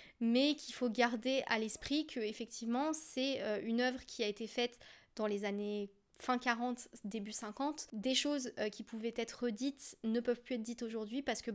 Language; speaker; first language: French; native; French